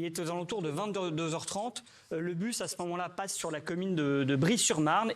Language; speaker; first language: French; native; French